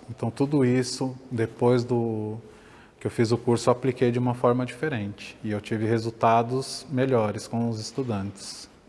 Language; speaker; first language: Portuguese; native; Portuguese